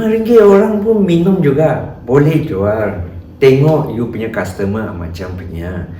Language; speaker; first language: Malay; non-native, local second language; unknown